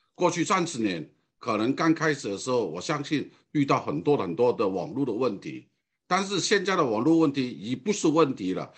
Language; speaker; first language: Chinese; non-native, fluent; Cantonese